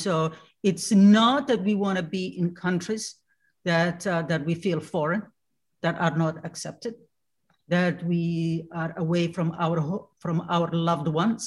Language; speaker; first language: English; non-native, fluent; Somali